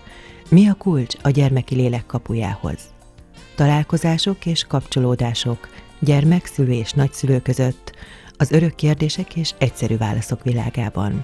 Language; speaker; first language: Hungarian; native; Hungarian